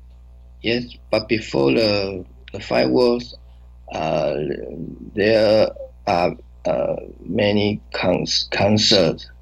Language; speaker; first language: English; non-native, learner; Chinese